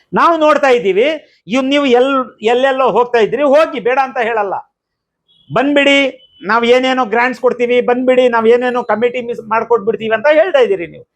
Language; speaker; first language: Kannada; non-native, local second language; Urdu